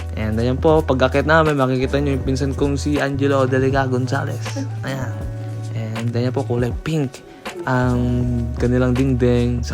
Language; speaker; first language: Filipino; early bilingual, heritage; Filipino